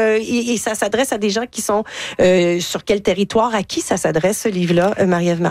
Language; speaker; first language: French; native; French